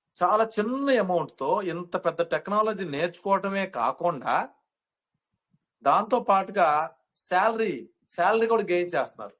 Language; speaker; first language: Telugu; native; Telugu